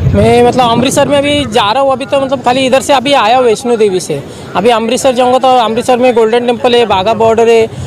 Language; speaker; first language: Hindi; non-native, local second language; Marathi